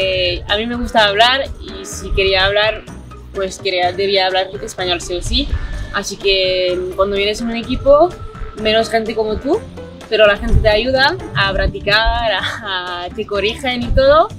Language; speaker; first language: Spanish; non-native, fluent; French